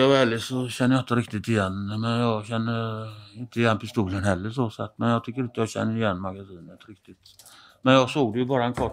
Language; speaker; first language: Swedish; native; Swedish